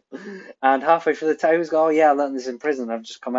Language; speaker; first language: English; native; English